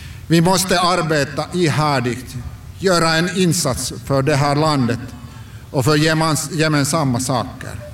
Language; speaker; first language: Swedish; non-native, local second language; Finnish